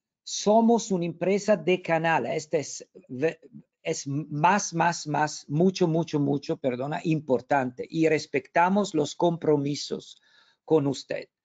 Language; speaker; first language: Spanish; non-native, learner; Italian